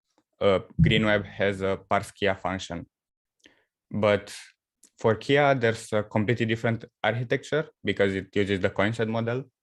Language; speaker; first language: English; non-native, fluent; Romanian